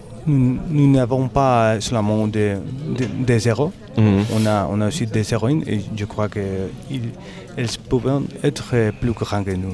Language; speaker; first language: French; non-native, learner; Spanish